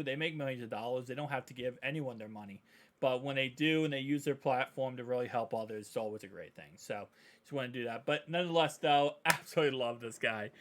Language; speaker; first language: English; native; English